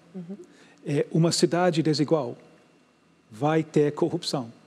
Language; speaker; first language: Portuguese; non-native, fluent; English